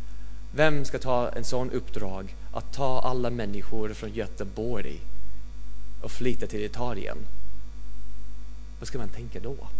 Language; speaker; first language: Swedish; non-native, fluent; English